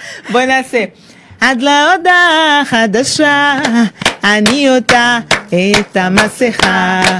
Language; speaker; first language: Hebrew; non-native, fluent; Portuguese